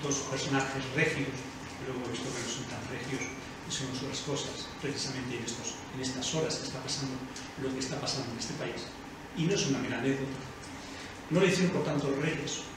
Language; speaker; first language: Spanish; native; Spanish